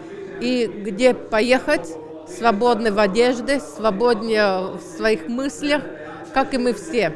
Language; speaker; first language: Russian; non-native, local second language; Latvian